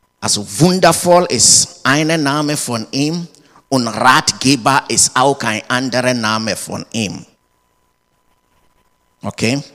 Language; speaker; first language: German; non-native, learner; English